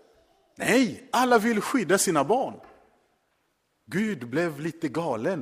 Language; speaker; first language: Swedish; non-native, fluent; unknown